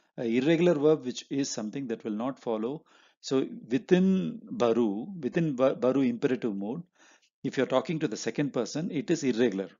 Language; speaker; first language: English; non-native, local second language; Hindi